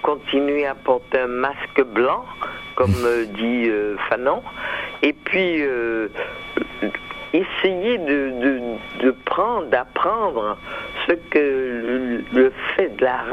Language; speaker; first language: French; native; French